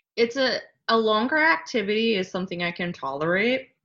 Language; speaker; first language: English; native; English